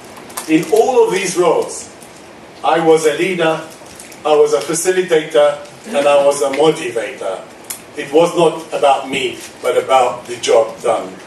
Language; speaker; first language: English; non-native, fluent; Arabic